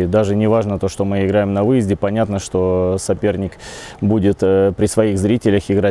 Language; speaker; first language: Russian; native; Russian